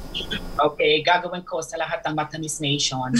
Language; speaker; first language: Filipino; non-native, learner; English